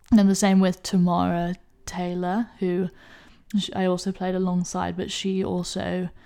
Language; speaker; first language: English; native; English